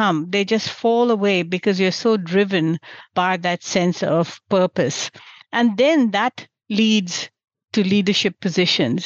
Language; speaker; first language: English; non-native, local second language; Gujarati